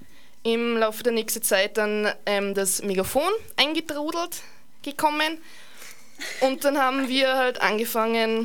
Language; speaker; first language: German; native; German